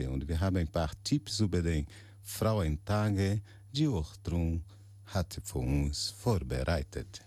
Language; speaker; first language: German; non-native, learner; Portuguese